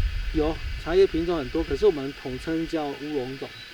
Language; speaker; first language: Chinese; native; Chinese